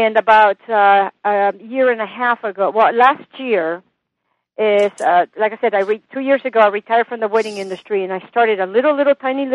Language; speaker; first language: English; non-native, fluent; Italian